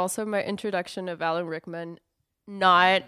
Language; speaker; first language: English; non-native, fluent; Spanish